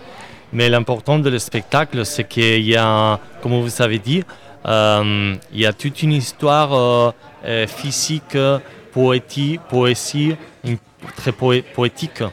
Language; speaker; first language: French; non-native, learner; Spanish